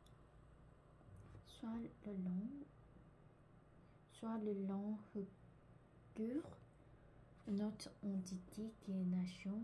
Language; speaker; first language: French; non-native, learner; Korean